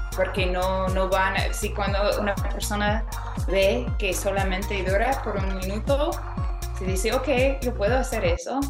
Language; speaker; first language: Spanish; non-native, fluent; English